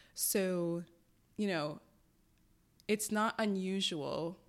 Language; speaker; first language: English; early bilingual, other home language; Yoruba